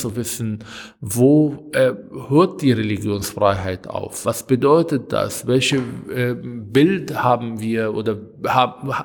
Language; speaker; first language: German; non-native, fluent; Hebrew